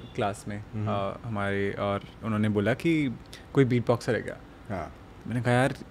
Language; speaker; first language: Hindi; native; Hindi